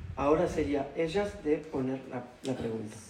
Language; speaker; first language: Spanish; non-native, learner; French